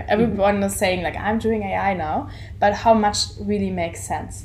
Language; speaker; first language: English; non-native, fluent; German